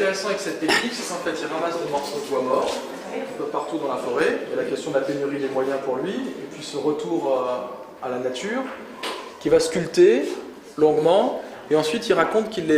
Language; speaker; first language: French; native; French